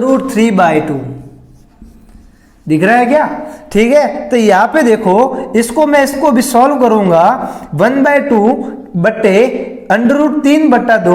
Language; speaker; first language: Hindi; native; Hindi